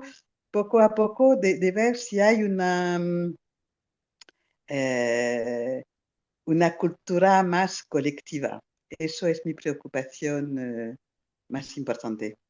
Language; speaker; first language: Spanish; non-native, fluent; French